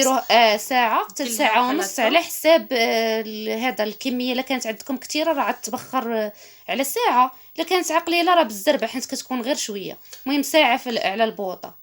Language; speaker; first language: Arabic; native; Arabic